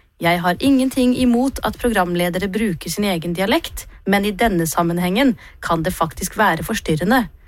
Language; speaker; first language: Norwegian; native; Norwegian